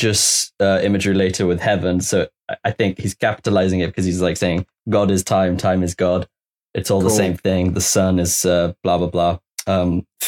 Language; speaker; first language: English; native; English